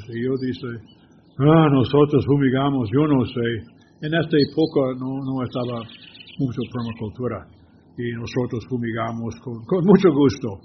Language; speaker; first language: Spanish; non-native, learner; English